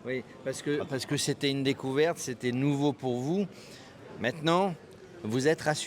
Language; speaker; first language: French; native; French